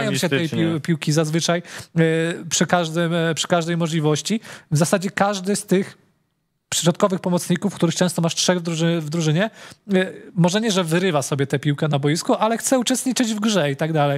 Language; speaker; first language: Polish; native; Polish